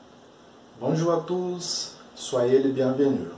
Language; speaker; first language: French; non-native, fluent; Portuguese